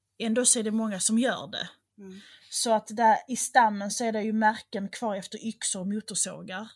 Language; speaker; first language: Swedish; native; Swedish